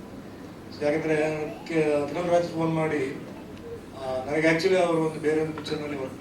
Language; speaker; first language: Kannada; non-native, fluent; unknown